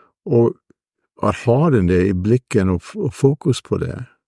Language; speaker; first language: Swedish; non-native, fluent; English